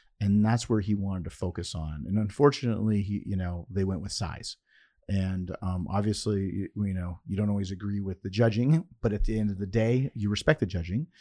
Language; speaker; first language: English; early bilingual, other home language; Persian